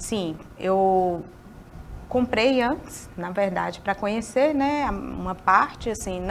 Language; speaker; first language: Portuguese; native; Portuguese